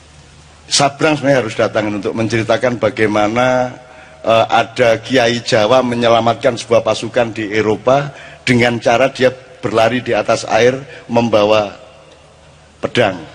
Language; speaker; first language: Indonesian; non-native, local second language; Javanese